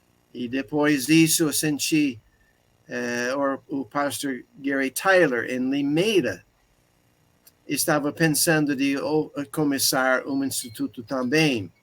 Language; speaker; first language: Portuguese; non-native, fluent; English